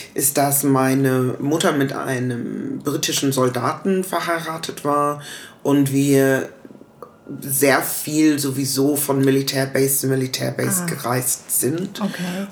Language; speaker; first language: German; early bilingual, other home language; English